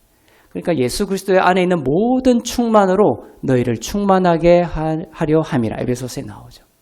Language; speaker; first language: Korean; native; Korean